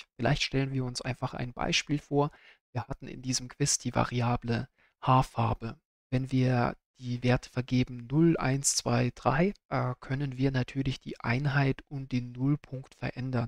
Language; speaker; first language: German; native; German